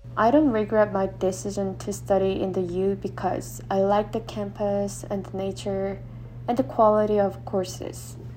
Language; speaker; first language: English; non-native, fluent; Korean